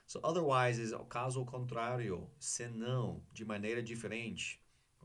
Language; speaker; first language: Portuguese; non-native, learner; English